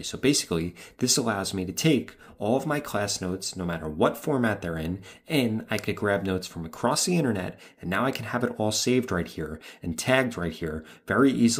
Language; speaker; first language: English; native; English